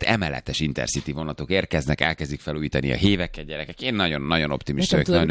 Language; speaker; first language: Hungarian; native; Hungarian